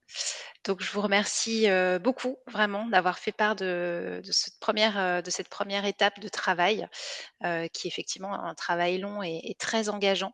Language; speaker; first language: French; native; French